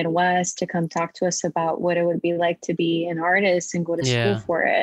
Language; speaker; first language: English; native; English